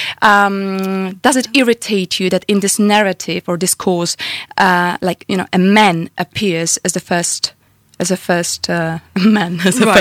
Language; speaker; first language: English; non-native, fluent; Polish